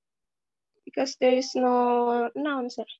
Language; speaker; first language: English; non-native, learner; Indonesian